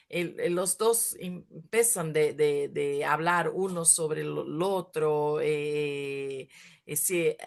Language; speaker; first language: Spanish; non-native, fluent; Portuguese